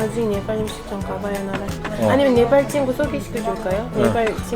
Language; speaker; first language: Korean; non-native, fluent; Uzbek